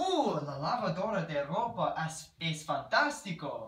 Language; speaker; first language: Spanish; non-native, learner; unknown